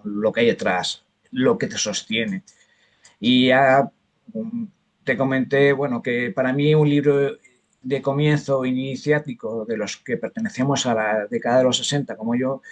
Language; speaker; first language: Spanish; native; Spanish